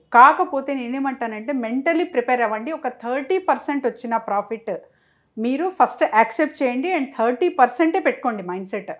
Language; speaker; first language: Telugu; non-native, local second language; Urdu